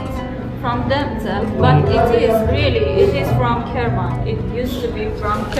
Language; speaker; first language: English; non-native, learner; Persian